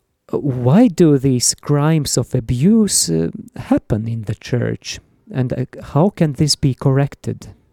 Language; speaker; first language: English; non-native, fluent; Latvian